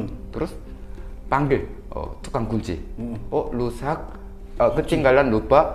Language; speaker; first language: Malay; non-native, fluent; Korean